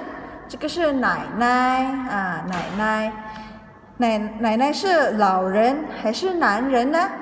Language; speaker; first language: Chinese; early bilingual, heritage; Indonesian